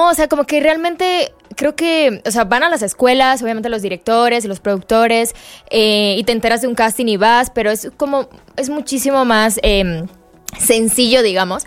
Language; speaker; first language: Spanish; native; Spanish